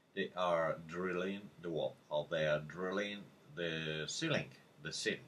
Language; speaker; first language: English; non-native, fluent; Russian